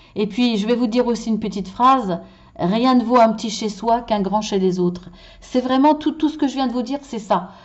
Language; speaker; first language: French; native; French